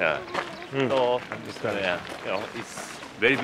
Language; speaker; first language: English; non-native, learner; French